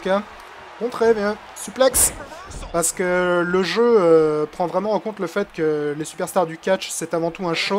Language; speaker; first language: French; native; French